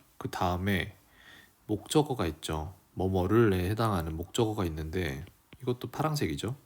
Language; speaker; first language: Korean; native; Korean